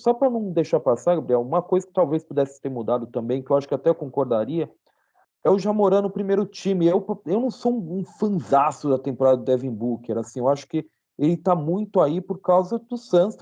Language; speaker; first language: Portuguese; native; Portuguese